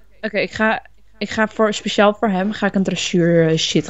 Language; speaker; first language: Dutch; native; Dutch